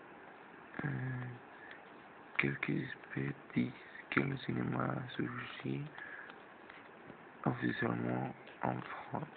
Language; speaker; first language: French; non-native, learner; Spanish